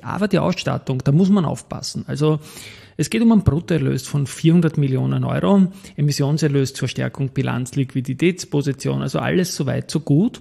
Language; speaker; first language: German; native; German